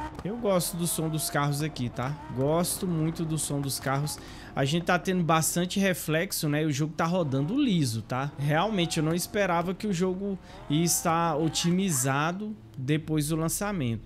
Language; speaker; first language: Portuguese; native; Portuguese